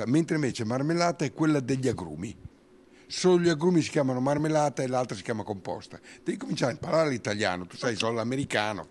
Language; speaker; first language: Italian; native; Italian